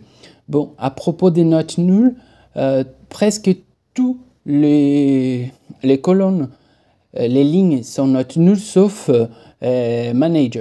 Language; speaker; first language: French; non-native, fluent; Portuguese